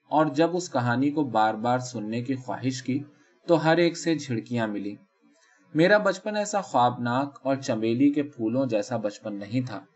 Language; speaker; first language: Urdu; native; Urdu